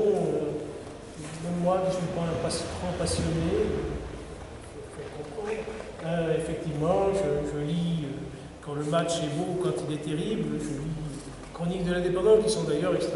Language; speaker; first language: French; native; French